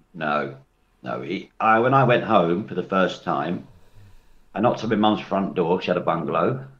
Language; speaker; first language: English; native; English